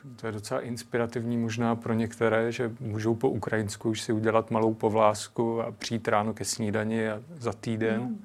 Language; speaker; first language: Czech; native; Czech